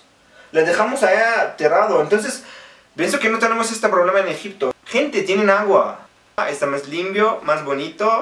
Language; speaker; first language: Spanish; non-native, fluent; Arabic